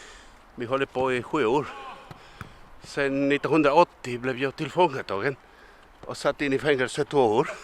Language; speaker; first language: Swedish; non-native, fluent; Spanish